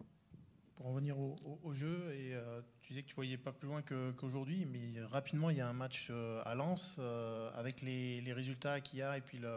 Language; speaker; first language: French; native; French